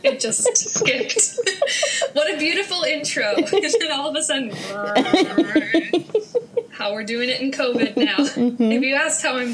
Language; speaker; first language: English; native; English